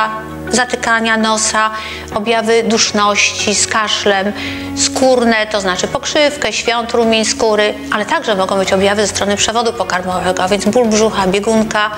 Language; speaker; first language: Polish; native; Polish